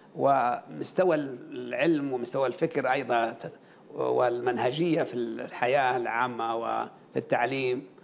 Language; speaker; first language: Arabic; native; Arabic